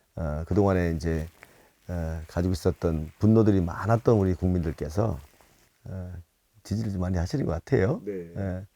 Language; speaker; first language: Korean; native; Korean